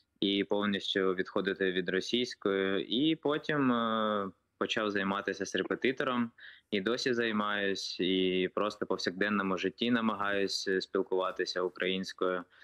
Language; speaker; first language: Ukrainian; non-native, local second language; Russian